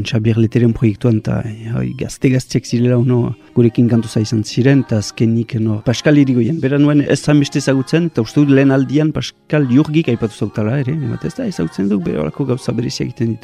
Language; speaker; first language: Basque; native; Basque